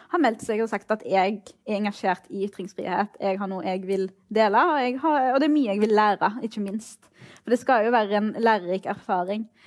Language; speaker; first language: Norwegian; early bilingual, other home language; Arabic